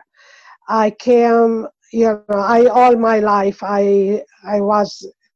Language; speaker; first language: English; non-native, learner; Arabic